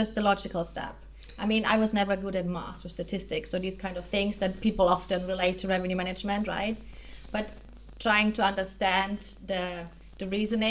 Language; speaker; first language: English; non-native, fluent; German